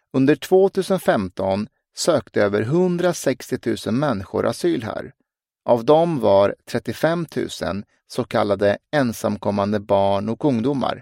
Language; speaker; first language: Swedish; early bilingual, other home language; Persian